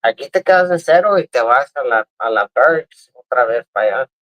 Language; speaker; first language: Spanish; early bilingual, other home language; English